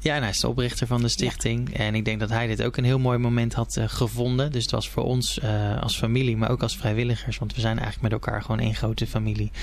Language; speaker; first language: Dutch; native; Dutch